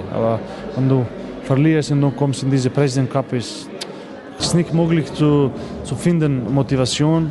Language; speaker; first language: German; non-native, learner; Macedonian